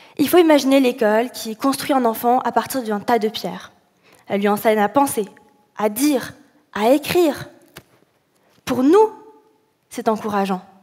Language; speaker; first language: French; early bilingual, other home language; Arabic